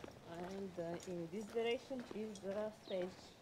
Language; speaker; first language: English; non-native, learner; Bulgarian